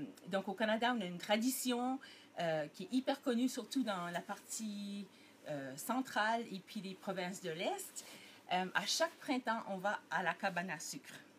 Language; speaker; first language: French; early bilingual, heritage; French